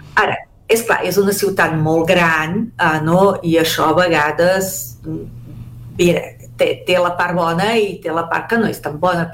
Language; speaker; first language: Catalan; early bilingual, heritage; Catalan